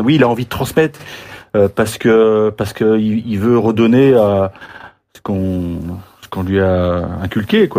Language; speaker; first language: French; native; French